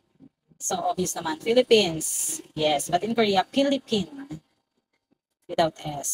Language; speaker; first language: English; non-native, local second language; Filipino